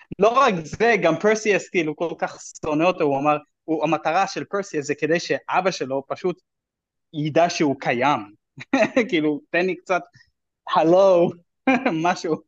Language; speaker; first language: Hebrew; early bilingual, heritage; Hebrew